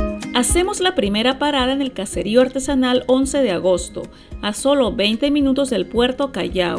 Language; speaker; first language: Spanish; native; Spanish